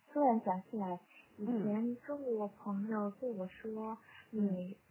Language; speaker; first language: Chinese; non-native, learner; Korean